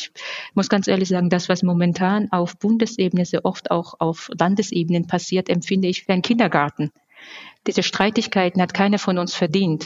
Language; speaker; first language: German; non-native, fluent; Georgian